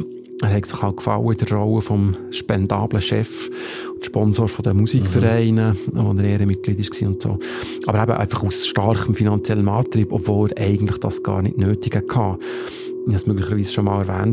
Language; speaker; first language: German; native; German